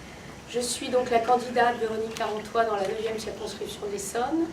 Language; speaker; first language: French; native; French